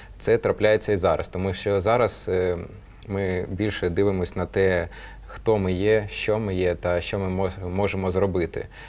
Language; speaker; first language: Ukrainian; non-native, local second language; Russian